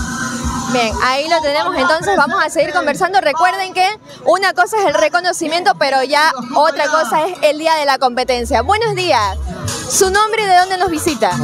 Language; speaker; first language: Spanish; native; Spanish